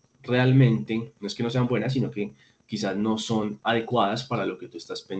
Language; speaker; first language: Spanish; native; Spanish